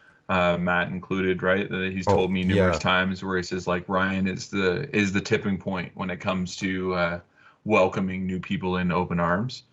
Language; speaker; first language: English; native; English